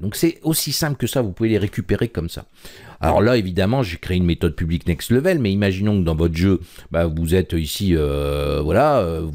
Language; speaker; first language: French; native; French